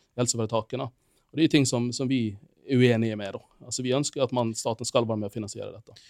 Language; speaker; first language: Norwegian; non-native, fluent; Finnish